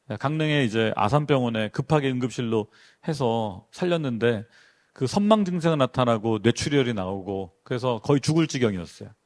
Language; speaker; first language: Korean; native; Korean